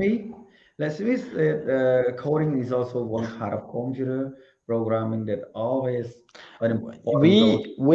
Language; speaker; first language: English; non-native, learner; Khmer